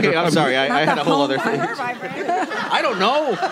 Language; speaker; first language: English; early bilingual, other home language; Spanish